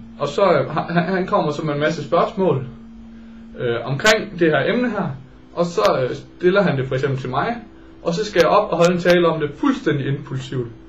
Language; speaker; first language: Danish; native; Danish